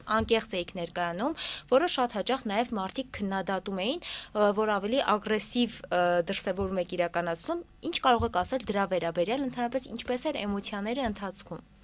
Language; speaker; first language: Armenian; native; Armenian